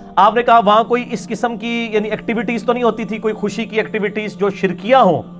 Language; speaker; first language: Urdu; non-native, local second language; Punjabi